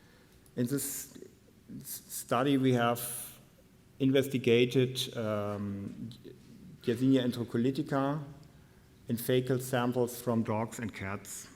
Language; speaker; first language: English; non-native, fluent; German